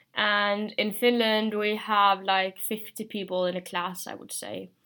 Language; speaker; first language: English; non-native, fluent; Finnish